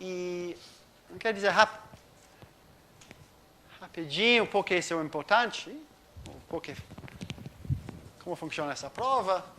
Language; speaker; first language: Portuguese; non-native, fluent; English